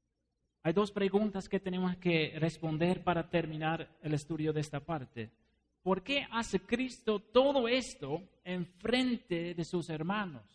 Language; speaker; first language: Spanish; non-native, fluent; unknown